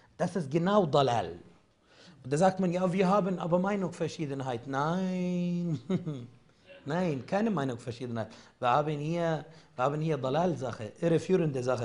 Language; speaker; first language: German; non-native, fluent; Arabic